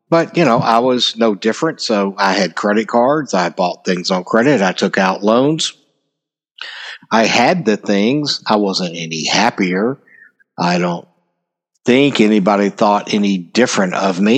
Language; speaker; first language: English; native; English